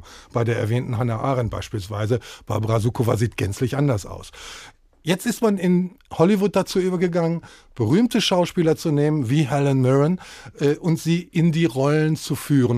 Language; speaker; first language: German; native; German